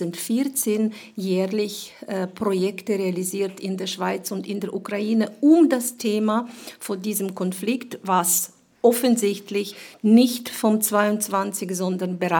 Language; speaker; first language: German; non-native, fluent; Ukrainian